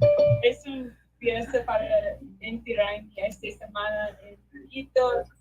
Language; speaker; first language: Spanish; non-native, learner; English